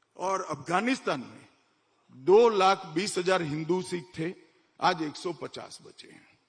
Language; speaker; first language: Hindi; non-native, local second language; Gujarati